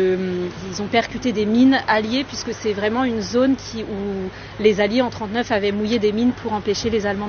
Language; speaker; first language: French; native; French